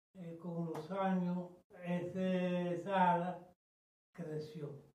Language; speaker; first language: Spanish; native; Spanish